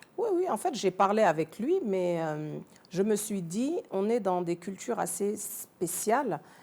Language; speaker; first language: French; early bilingual, other home language; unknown